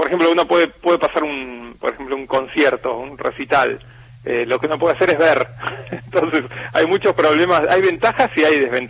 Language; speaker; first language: Spanish; native; Spanish